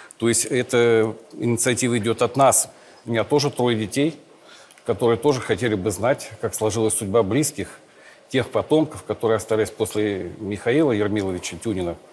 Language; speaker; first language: Russian; native; Russian